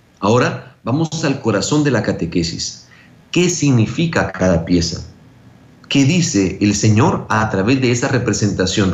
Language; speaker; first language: Spanish; native; Spanish